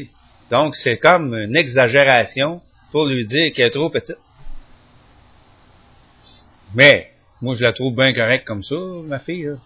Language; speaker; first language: French; native; French